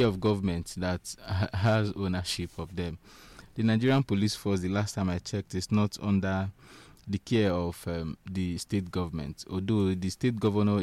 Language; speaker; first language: English; non-native, local second language; Igbo